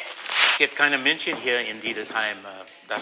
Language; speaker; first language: German; non-native, learner; English